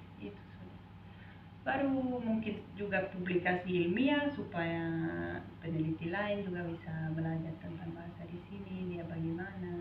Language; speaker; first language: Indonesian; non-native, fluent; Dutch